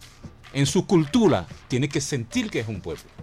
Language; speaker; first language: Spanish; non-native, fluent; Haitian Creole